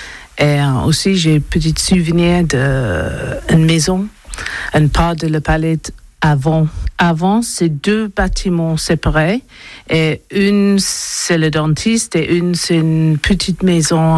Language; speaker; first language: French; non-native, learner; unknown